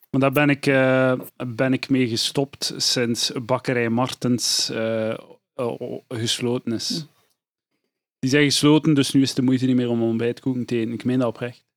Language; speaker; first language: Dutch; native; Dutch